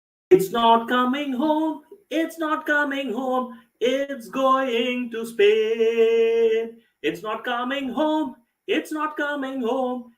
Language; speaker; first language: English; non-native, local second language; Malayalam